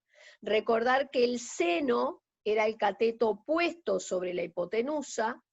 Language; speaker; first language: Spanish; native; Spanish